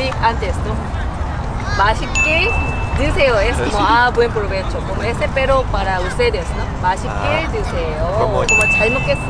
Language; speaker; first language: Spanish; non-native, learner; Korean